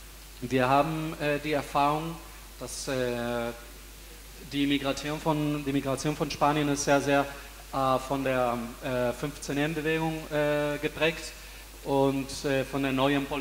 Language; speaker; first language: German; non-native, fluent; Spanish